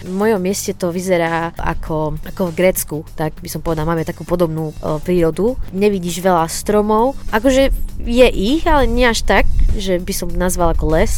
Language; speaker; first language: Slovak; non-native, fluent; Arabic